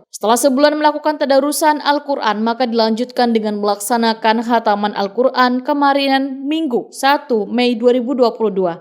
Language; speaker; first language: Indonesian; non-native, local second language; Banjar